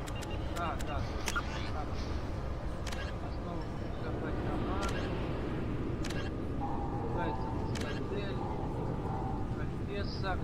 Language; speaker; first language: Russian; native; Russian